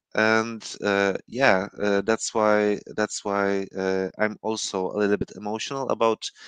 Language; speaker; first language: English; non-native, fluent; Polish